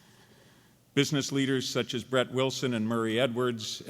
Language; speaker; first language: English; native; English